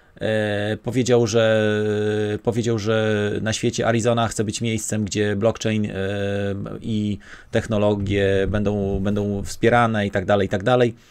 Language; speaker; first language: Polish; native; Polish